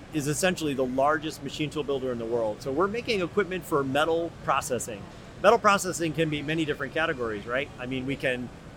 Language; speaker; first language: English; native; English